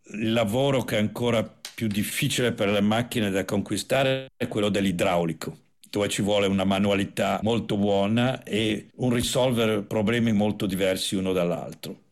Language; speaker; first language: Italian; native; Italian